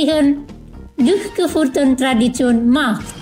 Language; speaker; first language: German; non-native, fluent; Indonesian